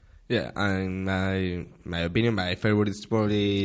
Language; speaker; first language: English; non-native, learner; Spanish